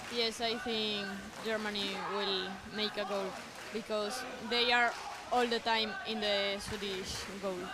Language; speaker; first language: English; non-native, learner; Spanish